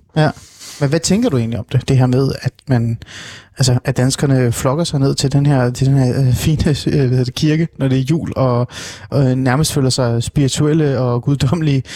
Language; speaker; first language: Danish; non-native, local second language; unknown